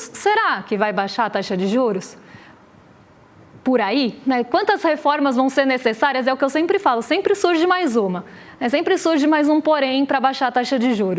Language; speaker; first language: Portuguese; native; Portuguese